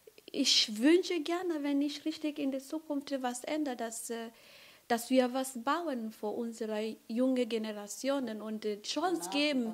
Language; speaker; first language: German; non-native, fluent; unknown